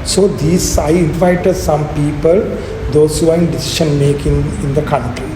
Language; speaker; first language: English; non-native, local second language; Sinhala